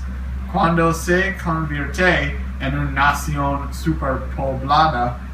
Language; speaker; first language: Spanish; non-native, learner; English